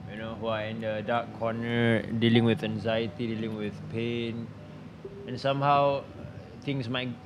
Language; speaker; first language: English; non-native, local second language; Malay